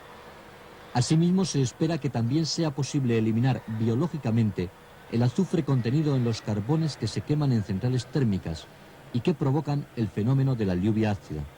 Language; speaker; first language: Spanish; native; Spanish